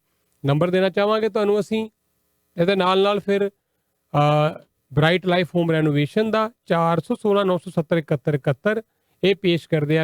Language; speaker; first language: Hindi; non-native, local second language; Punjabi